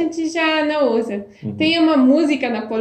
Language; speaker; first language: Portuguese; non-native, fluent; Polish